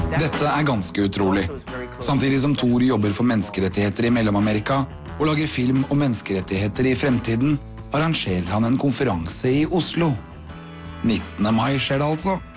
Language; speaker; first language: Norwegian; native; Norwegian